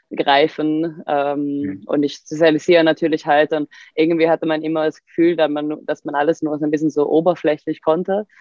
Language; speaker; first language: German; non-native, fluent; Swedish